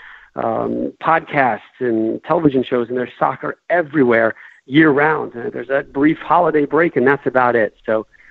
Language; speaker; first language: English; native; English